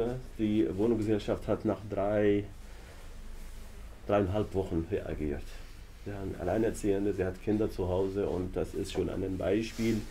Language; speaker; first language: German; non-native, learner; Arabic